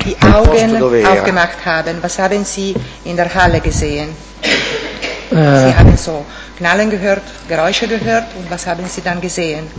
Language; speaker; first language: German; non-native, fluent; Italian